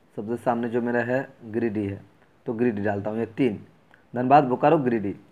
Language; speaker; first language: Hindi; native; Hindi